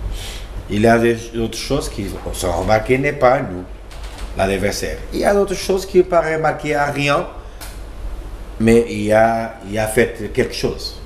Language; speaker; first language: French; non-native, learner; Portuguese